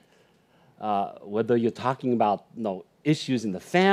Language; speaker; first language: English; non-native, fluent; French